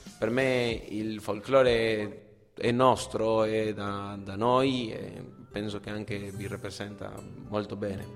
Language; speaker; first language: Italian; non-native, fluent; Spanish